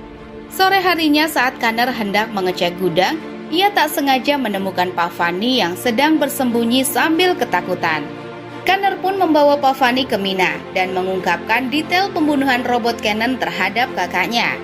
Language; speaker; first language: Indonesian; native; Indonesian